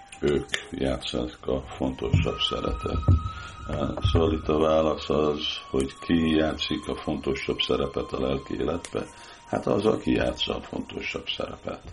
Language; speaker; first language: Hungarian; early bilingual, heritage; Hungarian